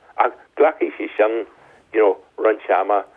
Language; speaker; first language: Irish; native; Irish